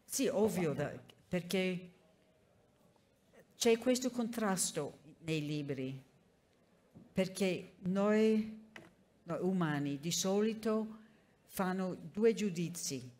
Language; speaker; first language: Italian; non-native, fluent; English